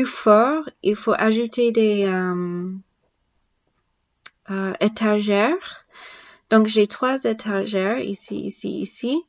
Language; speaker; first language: French; non-native, learner; English